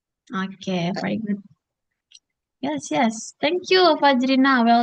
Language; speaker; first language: English; non-native, fluent; Indonesian